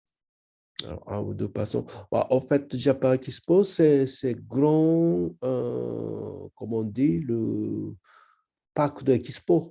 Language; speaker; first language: French; non-native, learner; Japanese